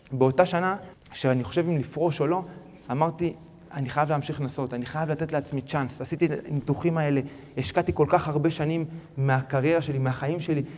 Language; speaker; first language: Hebrew; early bilingual, other home language; Spanish